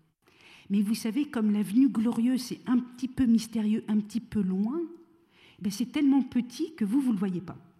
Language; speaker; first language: French; native; French